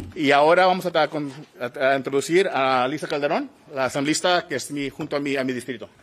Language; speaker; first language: Spanish; early bilingual, heritage; Spanish